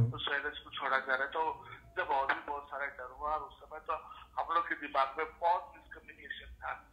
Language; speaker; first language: Hindi; non-native, local second language; Urdu